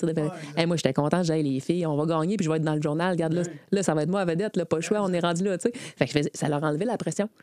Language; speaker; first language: French; native; French